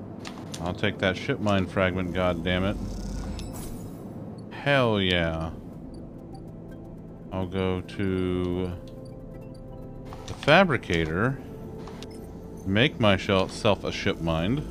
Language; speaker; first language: English; native; English